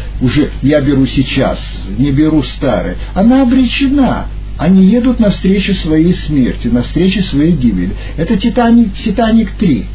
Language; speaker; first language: Russian; native; Russian